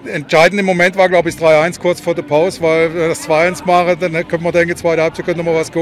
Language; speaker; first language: German; native; German